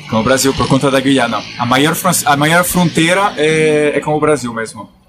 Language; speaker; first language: Portuguese; non-native, fluent; French